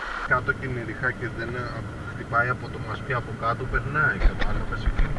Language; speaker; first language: Greek; native; Greek